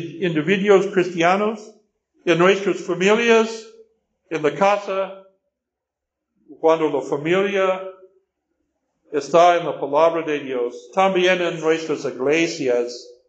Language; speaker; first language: Spanish; non-native, fluent; English